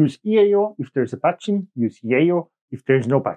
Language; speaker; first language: Korean; non-native, learner; German